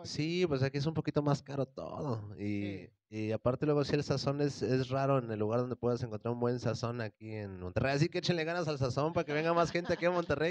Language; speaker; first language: Spanish; native; Spanish